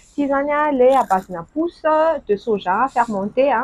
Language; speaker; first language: French; non-native, local second language; Malagasy